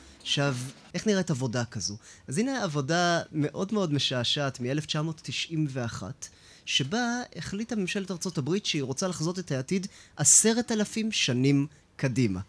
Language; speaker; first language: Hebrew; native; Hebrew